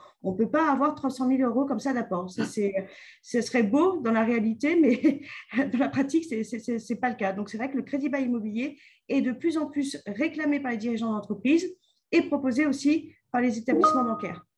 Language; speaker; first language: French; native; French